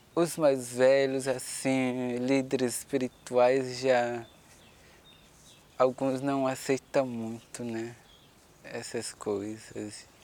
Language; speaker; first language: Portuguese; non-native, local second language; Guarani